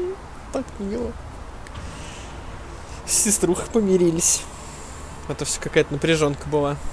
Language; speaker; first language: Russian; native; Russian